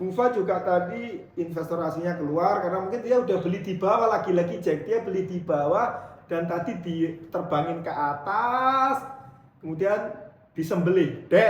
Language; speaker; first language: Indonesian; native; Indonesian